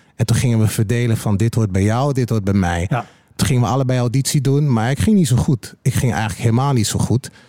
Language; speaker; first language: Dutch; native; Dutch